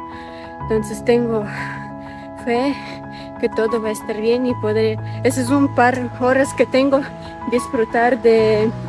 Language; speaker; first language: Spanish; non-native, fluent; Ukrainian